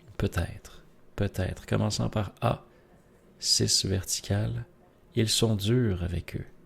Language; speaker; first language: French; native; French